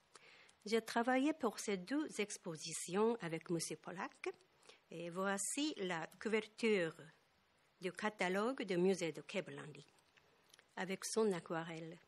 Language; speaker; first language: French; non-native, fluent; Japanese